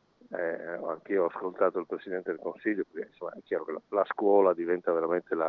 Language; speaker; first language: Italian; native; Italian